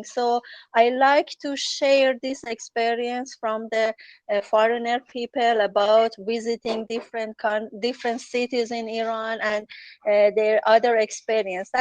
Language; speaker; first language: English; non-native, learner; Persian